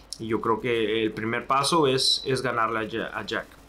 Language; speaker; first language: Spanish; early bilingual, heritage; Spanish